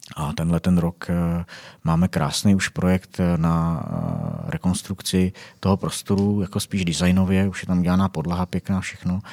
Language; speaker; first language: Czech; native; Czech